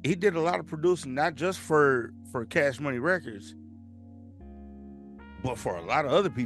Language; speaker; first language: English; native; English